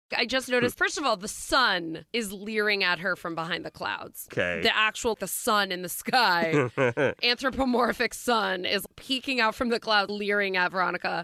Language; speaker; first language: English; native; English